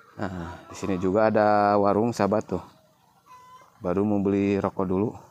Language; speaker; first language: Indonesian; non-native, local second language; Sundanese